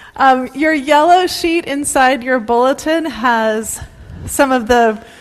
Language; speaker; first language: English; native; English